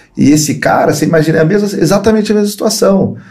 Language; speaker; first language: Portuguese; early bilingual, other home language; Spanish